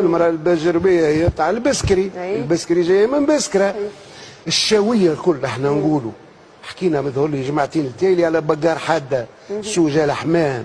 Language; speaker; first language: Arabic; native; Arabic